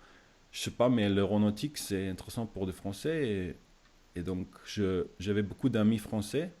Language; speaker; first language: French; non-native, fluent; German